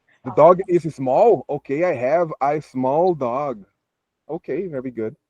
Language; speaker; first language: English; non-native, fluent; Portuguese